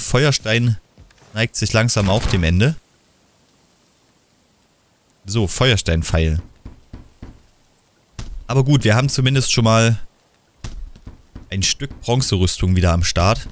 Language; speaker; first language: German; native; German